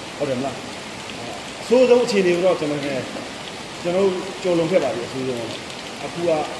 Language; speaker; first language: Burmese; non-native, local second language; Shwe Palaung